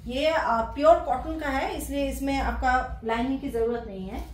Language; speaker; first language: Hindi; non-native, local second language; Bangla